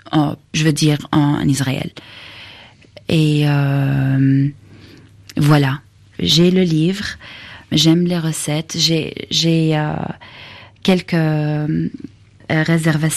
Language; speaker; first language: French; non-native, fluent; Arabic